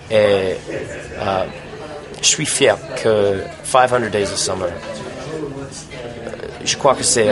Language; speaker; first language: French; non-native, fluent; English